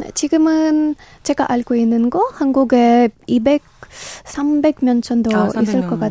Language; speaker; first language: Korean; non-native, learner; Ukrainian